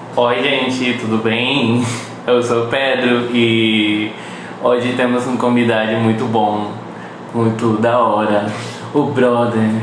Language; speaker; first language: Portuguese; non-native, fluent; Spanish